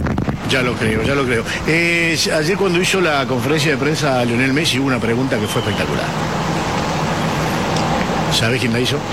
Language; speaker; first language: Spanish; native; Spanish